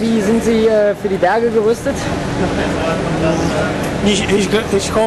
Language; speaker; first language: German; native; German